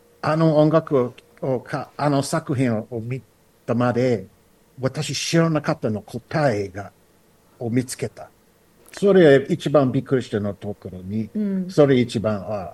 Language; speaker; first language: Japanese; non-native, learner; English